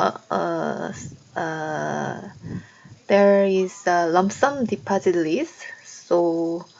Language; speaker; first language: English; non-native, learner; Korean